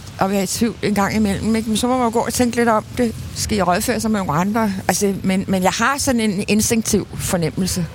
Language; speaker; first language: Danish; native; Danish